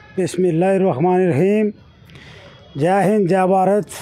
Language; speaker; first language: Hindi; native; Hindi